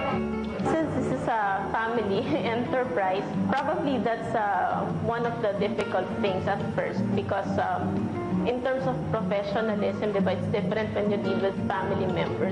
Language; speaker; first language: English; non-native, local second language; Filipino